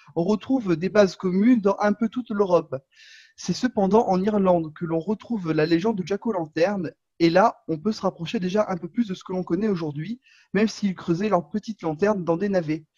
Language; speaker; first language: French; native; French